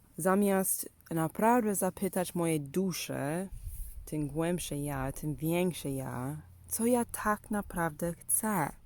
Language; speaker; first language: Polish; non-native, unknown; English